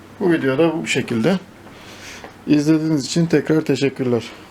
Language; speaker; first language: Turkish; native; Turkish